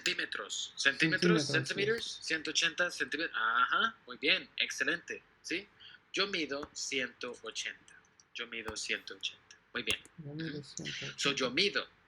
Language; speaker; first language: Spanish; non-native, fluent; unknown